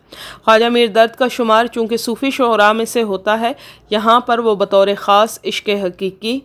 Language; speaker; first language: Urdu; native; Urdu